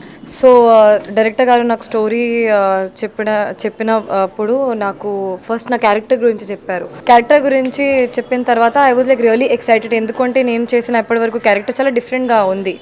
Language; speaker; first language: Telugu; non-native, fluent; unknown